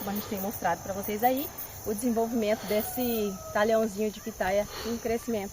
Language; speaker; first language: Portuguese; native; Portuguese